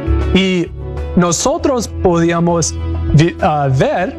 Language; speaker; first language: Spanish; non-native, learner; English